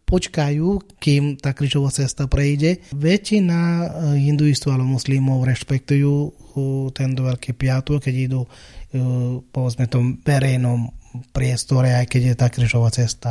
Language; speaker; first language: Slovak; non-native, fluent; Malayalam